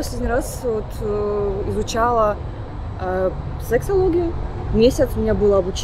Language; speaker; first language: Russian; native; Russian